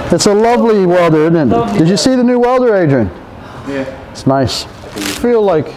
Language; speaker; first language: English; native; English